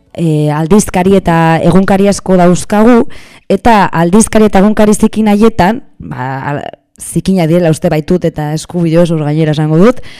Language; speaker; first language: Basque; non-native, local second language; Spanish